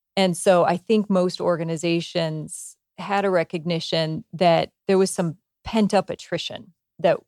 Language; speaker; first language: English; native; English